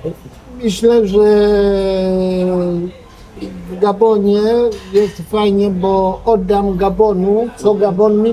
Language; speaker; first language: Polish; non-native, learner; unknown